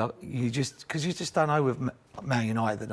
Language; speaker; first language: English; native; English